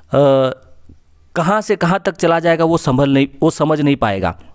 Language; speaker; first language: Hindi; non-native, local second language; Odia